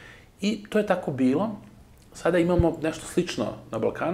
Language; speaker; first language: Serbian; native; Serbian